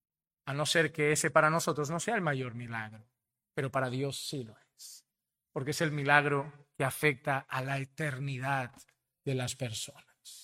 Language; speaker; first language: Spanish; native; Spanish